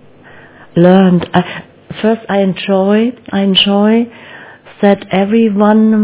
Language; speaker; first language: English; non-native, learner; German